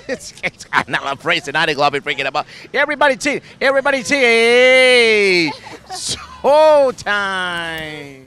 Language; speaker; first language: English; non-native, learner; Spanish